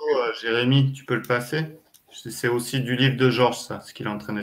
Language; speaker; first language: French; native; French